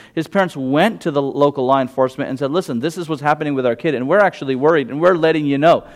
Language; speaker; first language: English; early bilingual, other home language; Gujarati